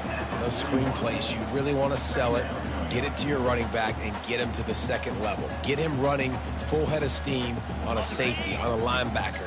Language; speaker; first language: English; native; English